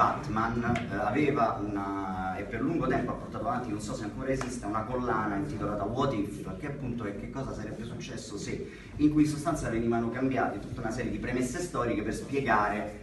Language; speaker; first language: Italian; native; Italian